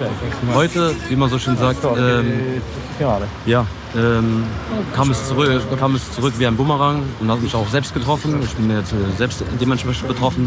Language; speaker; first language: German; native; German